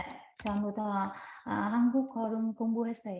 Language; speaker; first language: Korean; non-native, learner; Vietnamese